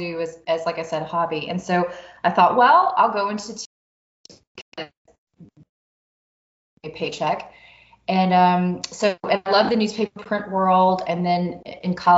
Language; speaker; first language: English; native; English